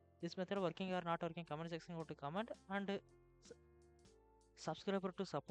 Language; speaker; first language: English; non-native, learner; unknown